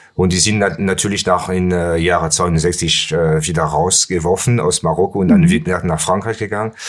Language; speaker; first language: German; non-native, learner; French